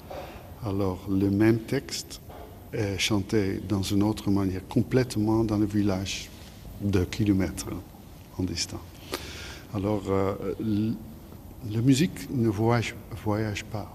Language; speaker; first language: French; non-native, fluent; Dutch